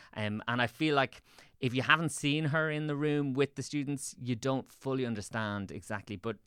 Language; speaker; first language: English; native; English